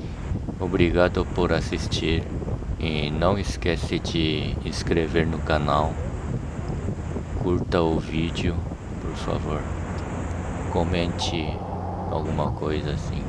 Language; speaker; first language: Portuguese; non-native, fluent; Korean